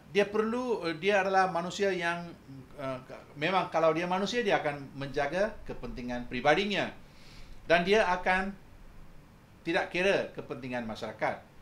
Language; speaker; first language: Malay; non-native, local second language; Tamil